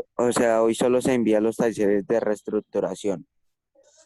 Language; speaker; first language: Spanish; native; Spanish